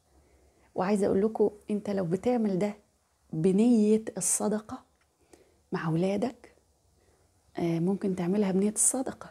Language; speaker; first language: Arabic; native; Arabic